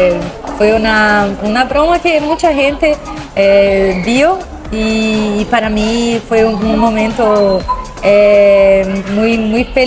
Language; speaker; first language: Spanish; non-native, fluent; Portuguese